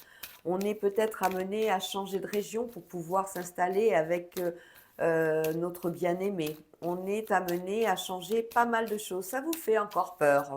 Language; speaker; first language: French; native; French